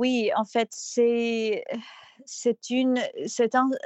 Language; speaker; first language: French; non-native, fluent; English